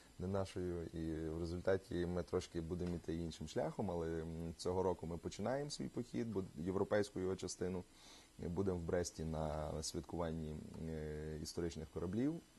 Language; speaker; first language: Ukrainian; native; Ukrainian